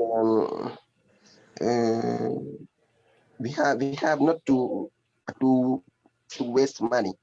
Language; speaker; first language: English; non-native, learner; French